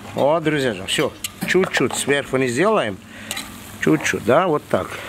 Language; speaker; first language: Russian; non-native, fluent; Armenian